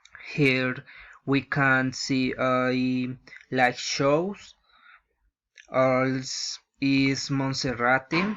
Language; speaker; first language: English; non-native, learner; Spanish